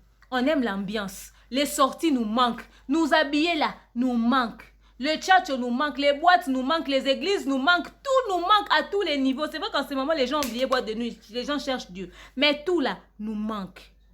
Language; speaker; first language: French; non-native, local second language; Lingala